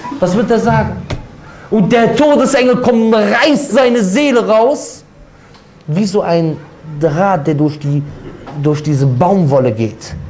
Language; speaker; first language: German; native; German